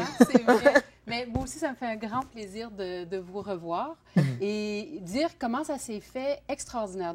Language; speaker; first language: French; native; French